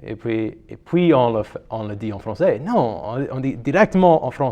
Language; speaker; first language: French; non-native, local second language; English